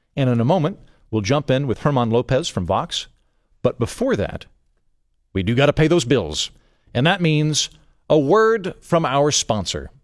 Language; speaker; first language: English; native; English